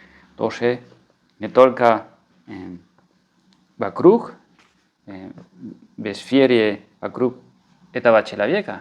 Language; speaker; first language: Russian; non-native, fluent; Spanish